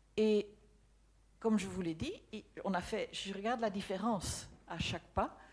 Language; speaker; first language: French; non-native, local second language; Dutch